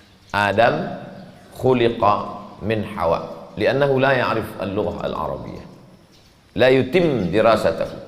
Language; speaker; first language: Arabic; non-native, fluent; Indonesian